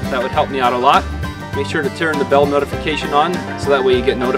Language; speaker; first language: English; native; English